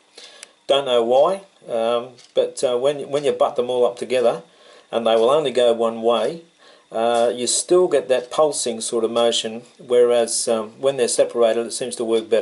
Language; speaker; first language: English; native; English